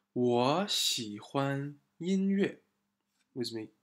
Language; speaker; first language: Chinese; non-native, fluent; English